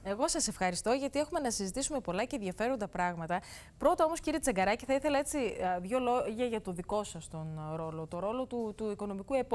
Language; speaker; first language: Greek; native; Greek